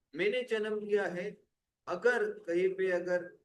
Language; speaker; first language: Hindi; non-native, local second language; Marathi